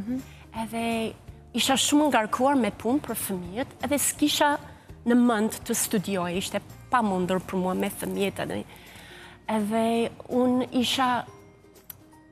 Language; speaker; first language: Albanian; non-native, fluent; English